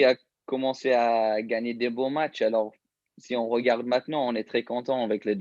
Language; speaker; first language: French; early bilingual, heritage; English